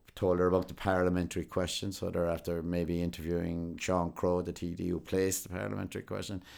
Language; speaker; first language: English; native; English